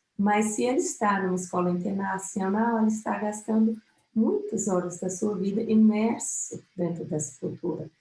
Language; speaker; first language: Portuguese; non-native, fluent; English